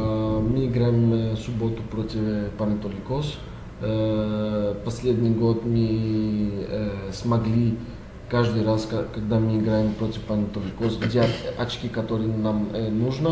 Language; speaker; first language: Russian; non-native, learner; Greek